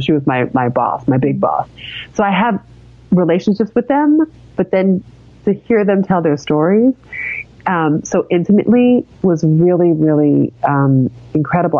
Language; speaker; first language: English; native; English